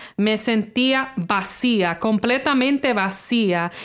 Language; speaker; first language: Spanish; early bilingual, heritage; English